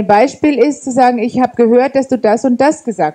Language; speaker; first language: German; native; German